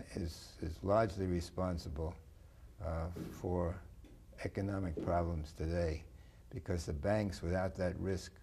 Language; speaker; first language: English; native; English